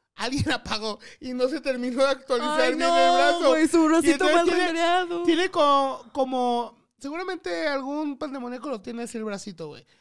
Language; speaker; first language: Spanish; native; Spanish